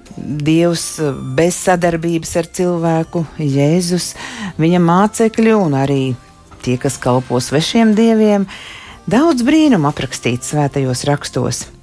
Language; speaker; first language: Latvian; native; Latvian